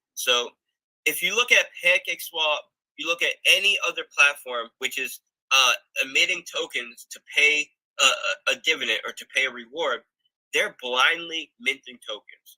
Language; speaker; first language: English; native; English